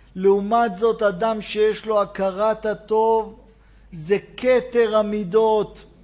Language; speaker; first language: Hebrew; native; Hebrew